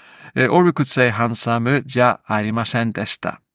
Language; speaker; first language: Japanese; non-native, learner; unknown